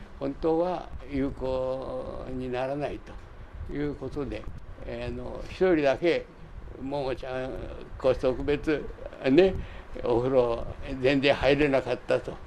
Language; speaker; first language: Japanese; native; Japanese